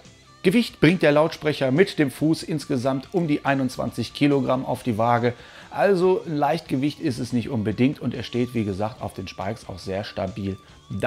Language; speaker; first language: German; native; German